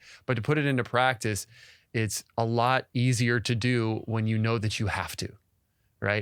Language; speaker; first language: English; native; English